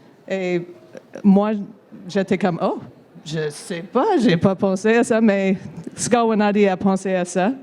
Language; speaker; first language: French; non-native, local second language; English